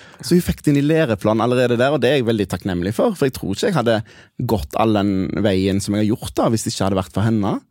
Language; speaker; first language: Norwegian; early bilingual, other home language; Hindi